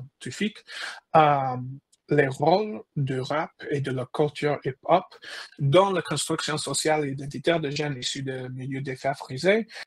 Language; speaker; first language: French; non-native, fluent; English